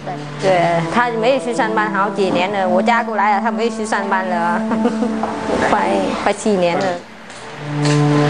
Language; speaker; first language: Chinese; non-native, learner; Vietnamese